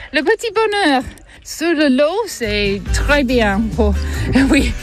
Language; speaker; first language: French; non-native, learner; English